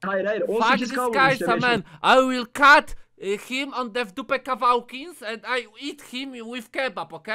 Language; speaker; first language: English; non-native, learner; Polish